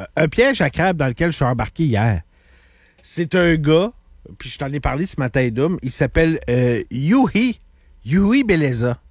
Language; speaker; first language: French; native; French